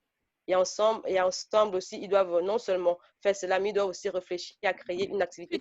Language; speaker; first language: French; native; French